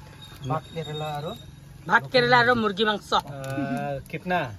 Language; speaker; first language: Hindi; non-native, local second language; Assamese